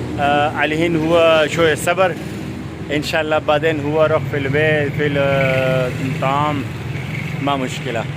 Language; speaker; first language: Arabic; non-native, learner; Pashto